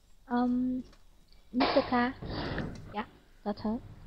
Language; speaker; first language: English; non-native, fluent; Vietnamese